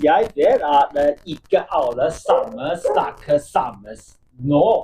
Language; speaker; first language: Norwegian; non-native, fluent; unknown